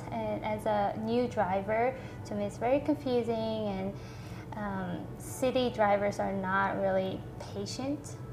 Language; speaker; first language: English; non-native, fluent; Korean